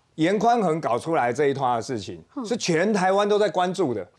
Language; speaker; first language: Chinese; native; Chinese